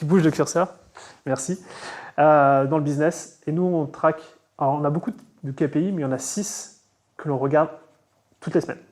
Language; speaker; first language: French; native; French